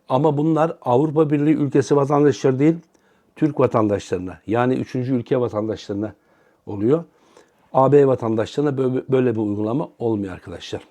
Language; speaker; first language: Turkish; native; Turkish